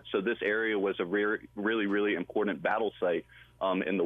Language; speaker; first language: English; native; English